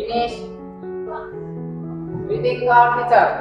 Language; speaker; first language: English; non-native, learner; Indonesian